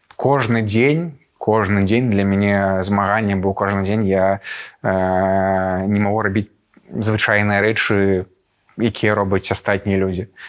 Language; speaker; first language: Belarusian; non-native, local second language; Russian